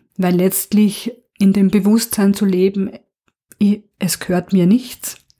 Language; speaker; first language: German; native; German